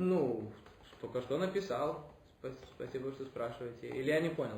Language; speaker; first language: Russian; early bilingual, heritage; Russian